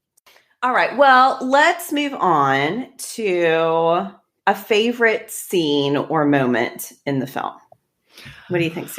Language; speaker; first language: English; native; English